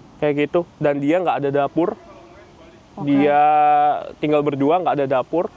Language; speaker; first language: Indonesian; native; Indonesian